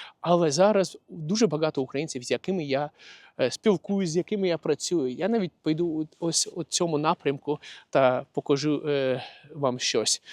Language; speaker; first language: Ukrainian; non-native, local second language; Russian